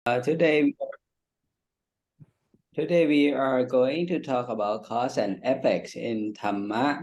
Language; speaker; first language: English; non-native, fluent; Thai